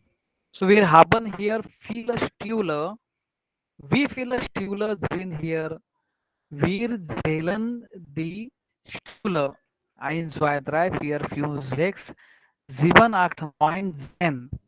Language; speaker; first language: German; non-native, fluent; Marathi